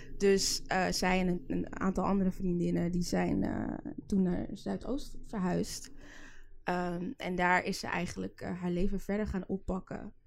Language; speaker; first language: Dutch; early bilingual, other home language; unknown